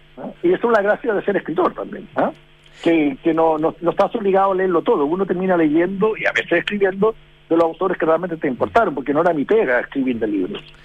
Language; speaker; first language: Spanish; early bilingual, heritage; Spanish